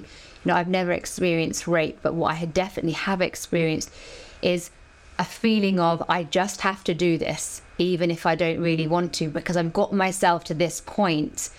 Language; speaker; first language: English; native; English